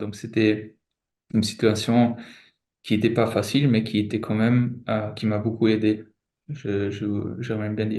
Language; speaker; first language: French; non-native, fluent; German